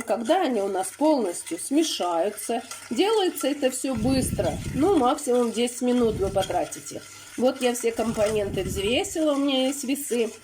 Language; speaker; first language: Russian; native; Russian